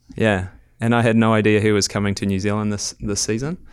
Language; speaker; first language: English; native; English